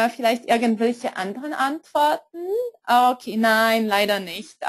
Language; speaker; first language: German; non-native, fluent; Polish